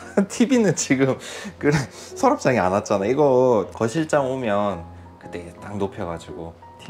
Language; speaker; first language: Korean; native; Korean